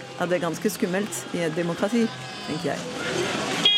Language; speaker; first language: Norwegian; non-native, fluent; French